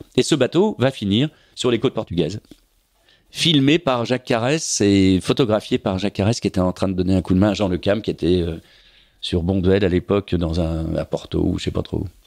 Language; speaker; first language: French; native; French